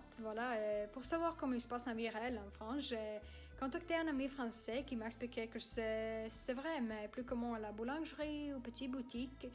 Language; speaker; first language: French; non-native, learner; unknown